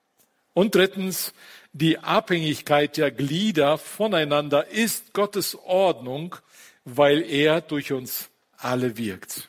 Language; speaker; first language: German; native; German